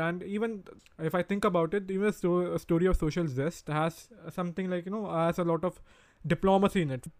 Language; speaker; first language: English; non-native, local second language; Hindi